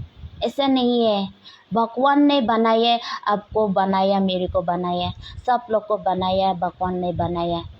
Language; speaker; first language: Hindi; non-native, local second language; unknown